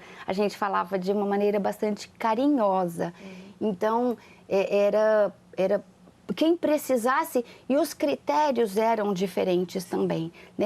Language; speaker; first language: Portuguese; native; Portuguese